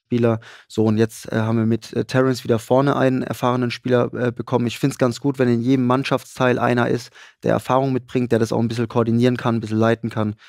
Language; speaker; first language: German; native; German